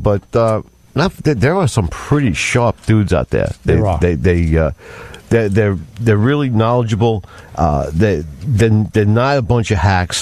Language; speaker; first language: English; native; English